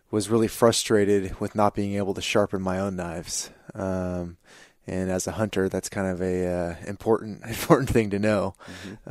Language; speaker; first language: English; native; English